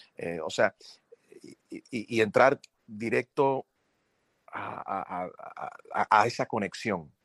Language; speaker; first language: Spanish; early bilingual, heritage; Spanish